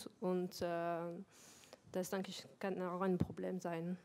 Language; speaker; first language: German; non-native, fluent; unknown